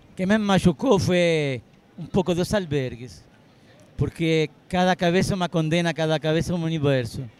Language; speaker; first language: Portuguese; non-native, fluent; Arabic